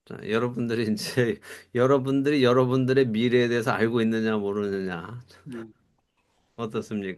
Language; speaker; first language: Korean; native; Korean